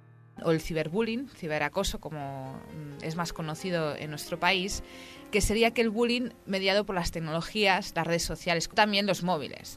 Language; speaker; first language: Spanish; native; Spanish